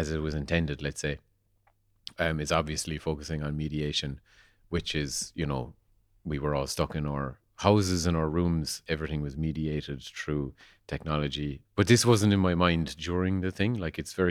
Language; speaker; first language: English; native; English